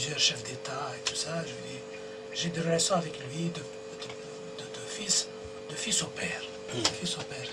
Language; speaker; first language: French; non-native, local second language; Arabic